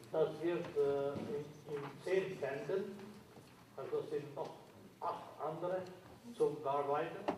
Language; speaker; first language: German; non-native, learner; Albanian